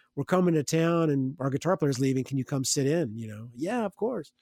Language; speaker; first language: English; native; English